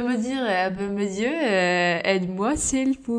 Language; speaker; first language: French; non-native, fluent; Norwegian